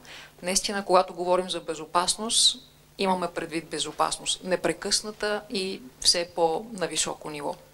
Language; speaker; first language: Bulgarian; native; Bulgarian